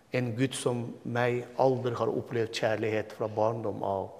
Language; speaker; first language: Norwegian; non-native, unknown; Turkmen